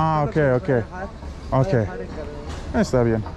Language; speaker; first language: Spanish; non-native, learner; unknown